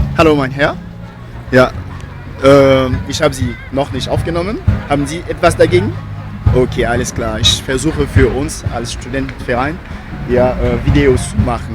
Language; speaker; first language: German; non-native, fluent; French